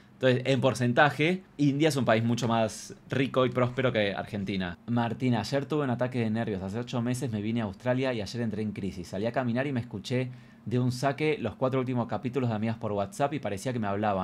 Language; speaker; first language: Spanish; native; Spanish